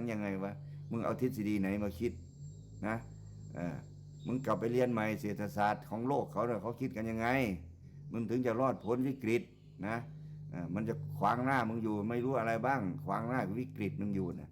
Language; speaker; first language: Thai; non-native, local second language; Lao